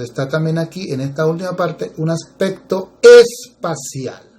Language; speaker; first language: Spanish; native; Spanish